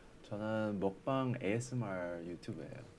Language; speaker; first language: Korean; early bilingual, heritage; English